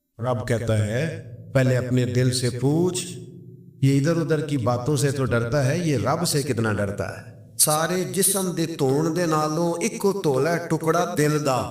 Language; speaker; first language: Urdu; non-native, local second language; Punjabi